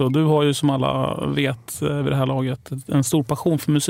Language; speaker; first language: Swedish; native; Swedish